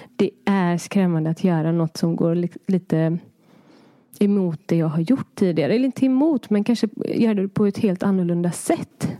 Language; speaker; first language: Swedish; early bilingual, other home language; Persian